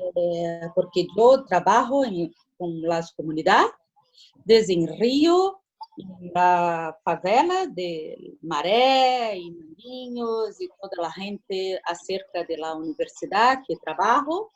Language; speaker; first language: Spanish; non-native, learner; Portuguese